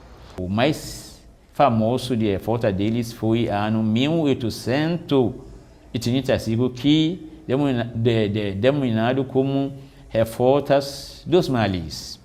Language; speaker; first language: Portuguese; non-native, fluent; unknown